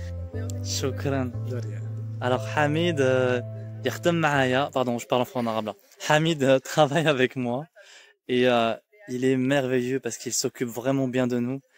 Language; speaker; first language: French; native; French